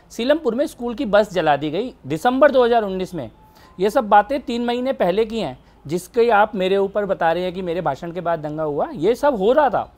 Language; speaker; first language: Hindi; native; Hindi